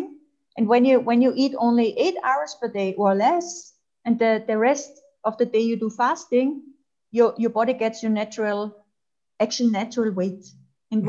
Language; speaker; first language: English; non-native, fluent; German